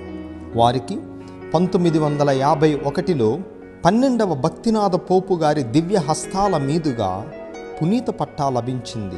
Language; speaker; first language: Telugu; native; Telugu